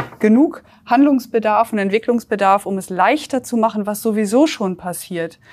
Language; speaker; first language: German; native; German